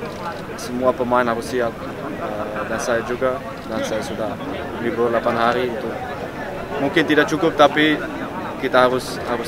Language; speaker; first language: Indonesian; non-native, fluent; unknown